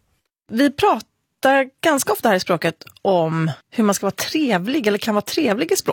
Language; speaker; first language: Swedish; native; Swedish